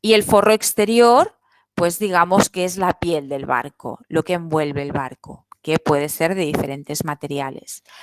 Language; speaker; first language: Spanish; non-native, local second language; Catalan